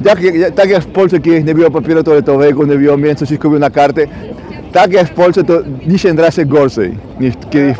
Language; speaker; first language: Polish; non-native, fluent; Spanish